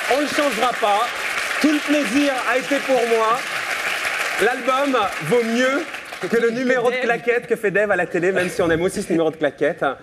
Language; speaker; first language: French; native; French